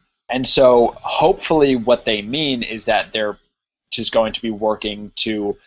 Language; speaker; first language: English; native; English